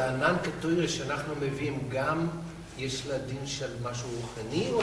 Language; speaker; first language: Hebrew; non-native, learner; English